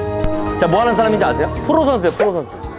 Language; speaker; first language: Korean; native; Korean